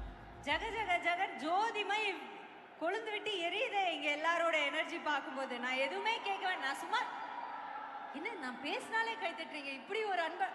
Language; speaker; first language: Tamil; native; Tamil